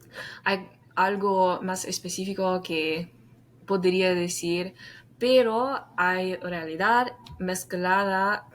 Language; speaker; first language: Spanish; non-native, fluent; English